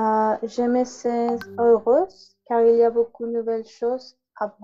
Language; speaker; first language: French; non-native, learner; Spanish